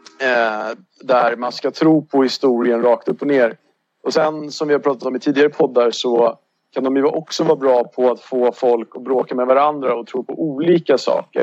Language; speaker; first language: Swedish; native; Swedish